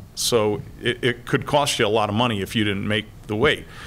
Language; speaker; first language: English; native; English